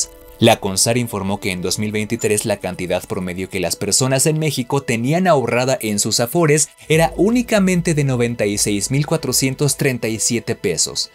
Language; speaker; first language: Spanish; native; Spanish